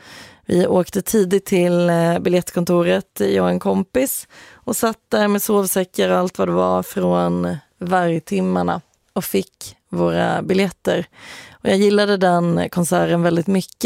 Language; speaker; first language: Swedish; native; Swedish